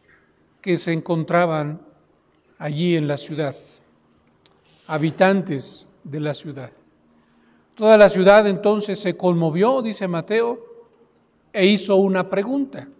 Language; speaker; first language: Spanish; native; Spanish